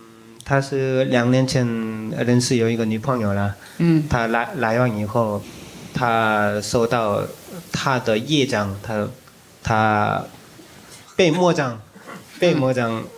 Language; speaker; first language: Chinese; non-native, fluent; Korean